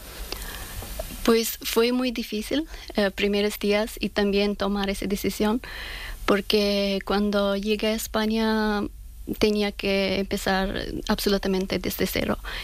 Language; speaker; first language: Spanish; non-native, learner; Persian